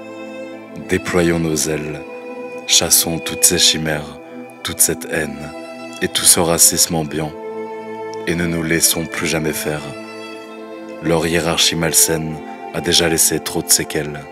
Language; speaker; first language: French; native; French